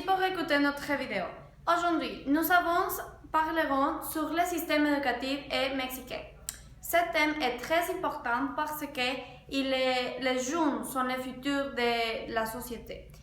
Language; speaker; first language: French; non-native, learner; Spanish